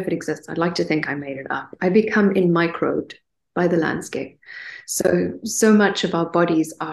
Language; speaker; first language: English; native; English